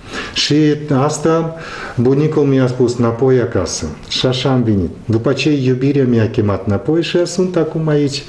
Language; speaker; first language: Romanian; non-native, local second language; Russian